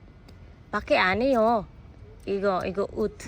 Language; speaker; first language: Korean; non-native, local second language; Filipino